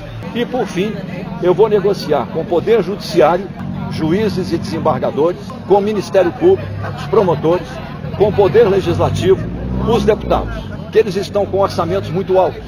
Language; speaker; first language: Portuguese; native; Portuguese